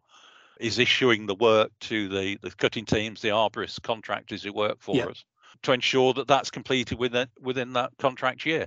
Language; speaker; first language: English; native; English